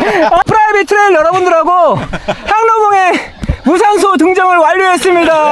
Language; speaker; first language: Korean; native; Korean